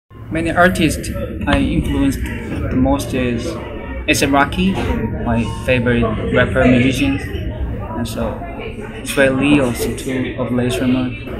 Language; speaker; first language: English; non-native, learner; Korean